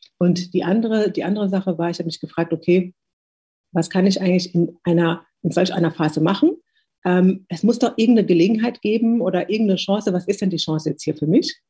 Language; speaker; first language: German; early bilingual, other home language; Tigrinya